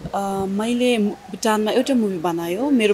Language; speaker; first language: Nepali; non-native, fluent; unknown